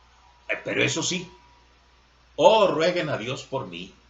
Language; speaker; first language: Spanish; native; Spanish